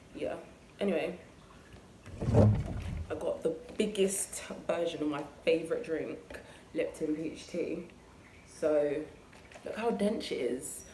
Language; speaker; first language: English; native; English